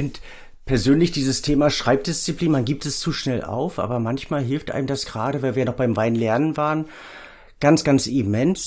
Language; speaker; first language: German; native; German